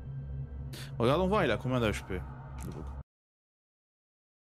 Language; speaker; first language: French; native; French